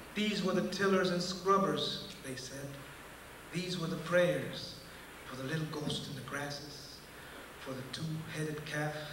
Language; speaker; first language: English; early bilingual, other home language; Spanish